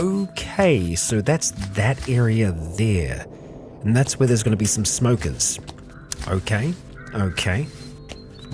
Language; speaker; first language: English; native; English